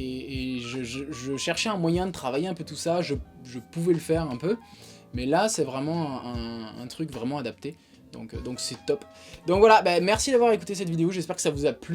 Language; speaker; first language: French; native; French